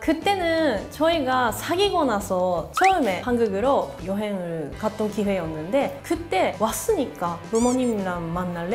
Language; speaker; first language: Korean; non-native, learner; Japanese